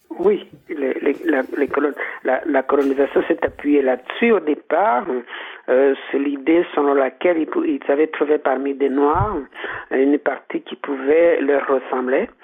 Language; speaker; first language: French; non-native, local second language; Kinyarwanda